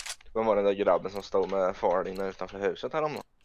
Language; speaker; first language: Swedish; native; Swedish